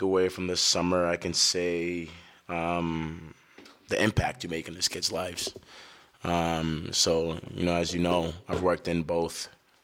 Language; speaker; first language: English; early bilingual, other home language; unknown